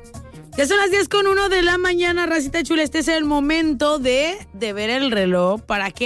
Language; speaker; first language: Spanish; native; Spanish